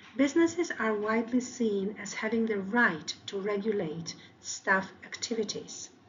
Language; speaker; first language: English; non-native, fluent; Albanian